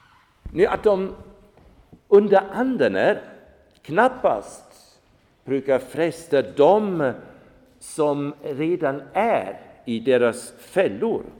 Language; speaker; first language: Swedish; non-native, fluent; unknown